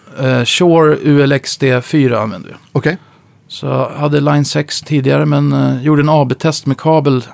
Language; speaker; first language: Swedish; native; Swedish